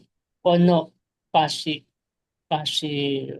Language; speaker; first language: Japanese; non-native, learner; Filipino